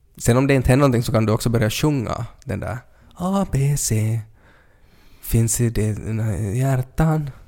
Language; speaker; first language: Swedish; native; Swedish